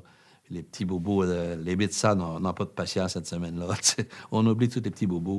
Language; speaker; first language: French; native; French